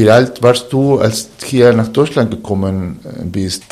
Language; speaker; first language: German; non-native, fluent; Spanish